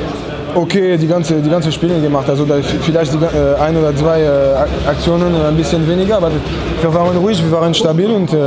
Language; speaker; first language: German; non-native, fluent; French